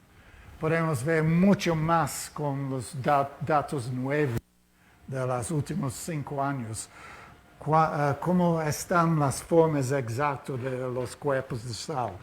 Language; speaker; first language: Spanish; non-native, fluent; Portuguese